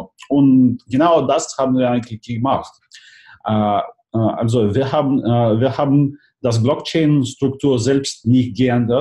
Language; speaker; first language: German; non-native, fluent; Russian